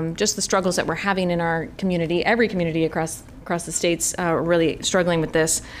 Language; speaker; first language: English; native; English